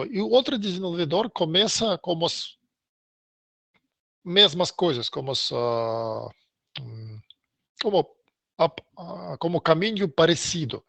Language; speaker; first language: Portuguese; non-native, learner; Russian